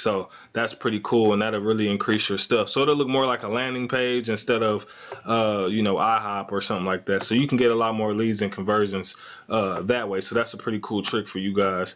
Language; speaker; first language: English; native; English